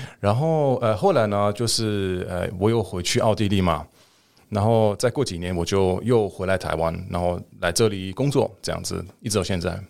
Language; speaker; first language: Chinese; non-native, fluent; German